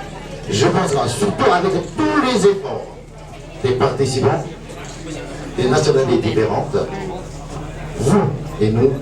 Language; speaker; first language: French; non-native, fluent; Chinese